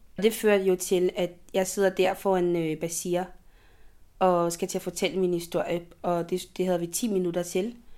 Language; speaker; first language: Danish; early bilingual, other home language; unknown